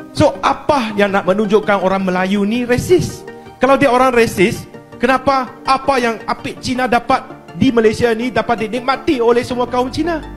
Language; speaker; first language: Malay; non-native, local second language; Chinese